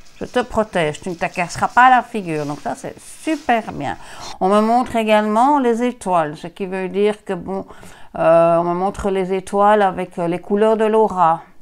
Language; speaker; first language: French; native; French